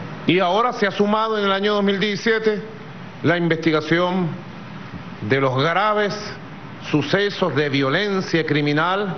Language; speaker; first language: Spanish; native; Spanish